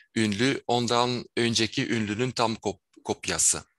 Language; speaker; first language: Turkish; non-native, fluent; Dutch